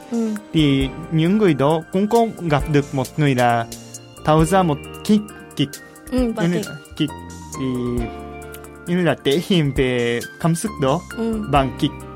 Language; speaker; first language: Vietnamese; non-native, fluent; Japanese